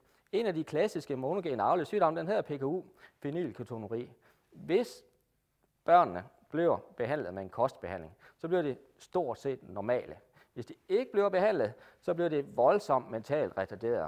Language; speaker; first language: Danish; native; Danish